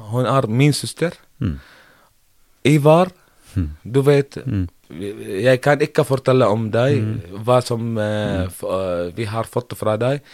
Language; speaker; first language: Norwegian; non-native, learner; Arabic